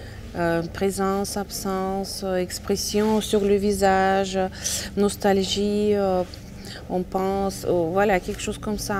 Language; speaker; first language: French; non-native, fluent; Russian